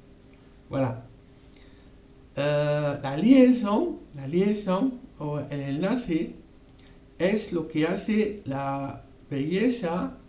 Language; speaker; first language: Spanish; non-native, fluent; French